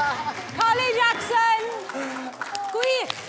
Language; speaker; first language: Welsh; native; Welsh